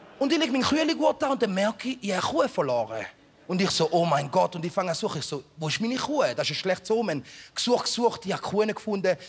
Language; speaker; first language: German; early bilingual, other home language; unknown